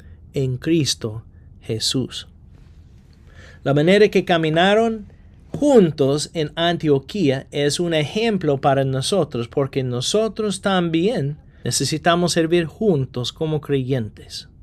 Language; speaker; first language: Spanish; non-native, fluent; English